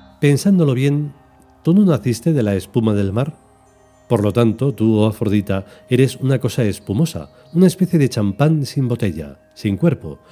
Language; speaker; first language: Spanish; native; Spanish